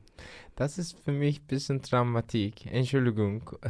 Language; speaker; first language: German; non-native, learner; Turkish